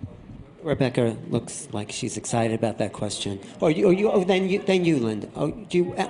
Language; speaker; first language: English; native; English